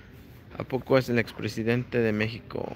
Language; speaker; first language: Spanish; early bilingual, heritage; Spanish